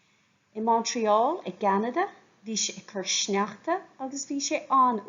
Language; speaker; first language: Irish; non-native, fluent; English